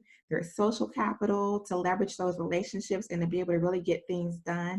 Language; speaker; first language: English; native; English